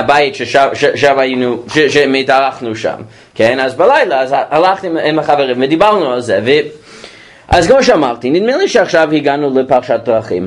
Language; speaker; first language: Hebrew; non-native, fluent; English